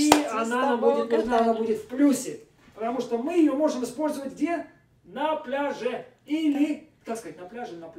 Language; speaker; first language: Russian; native; Russian